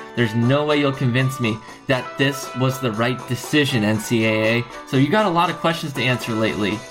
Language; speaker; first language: English; native; English